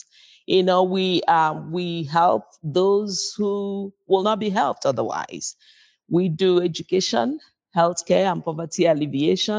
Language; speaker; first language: English; non-native, local second language; Igbo